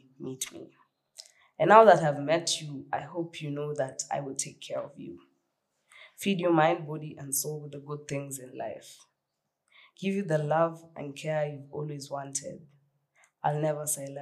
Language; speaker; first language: English; non-native, local second language; Swahili